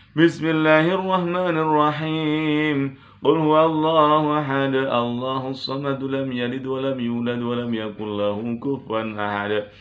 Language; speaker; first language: Arabic; non-native, fluent; Indonesian